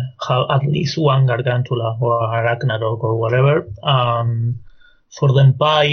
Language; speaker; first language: English; non-native, fluent; Spanish